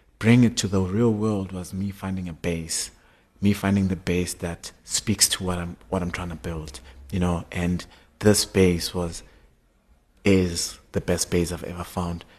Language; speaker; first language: English; non-native, local second language; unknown